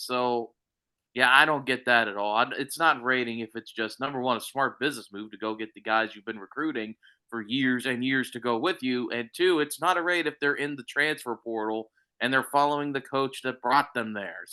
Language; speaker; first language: English; native; English